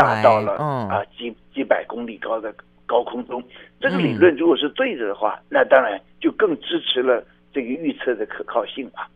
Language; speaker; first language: Chinese; native; Chinese